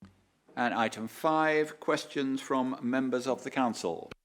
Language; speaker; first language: English; native; English